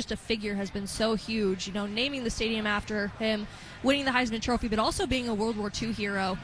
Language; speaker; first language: English; native; English